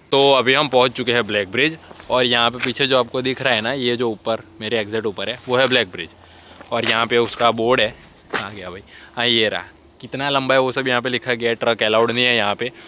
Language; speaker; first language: Hindi; non-native, local second language; Gujarati